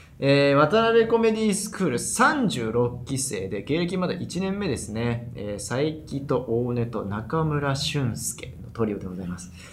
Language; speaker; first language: Japanese; native; Japanese